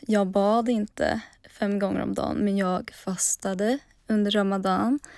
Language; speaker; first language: Swedish; early bilingual, other home language; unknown